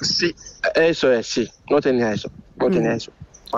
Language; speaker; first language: Spanish; non-native, learner; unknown